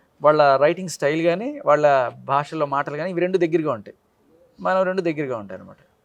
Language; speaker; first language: Telugu; native; Telugu